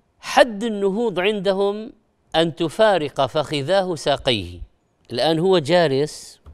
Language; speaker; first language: Arabic; native; Arabic